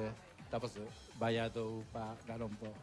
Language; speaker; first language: Filipino; non-native, learner; Japanese